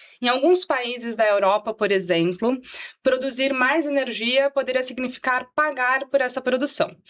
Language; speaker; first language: Portuguese; native; Portuguese